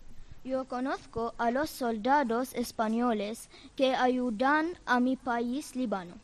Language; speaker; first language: Spanish; non-native, learner; Arabic